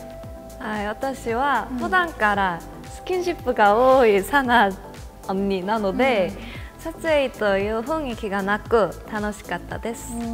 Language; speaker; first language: Japanese; non-native, fluent; Korean